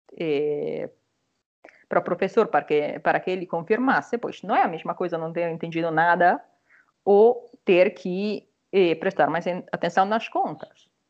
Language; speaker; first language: Portuguese; non-native, fluent; Italian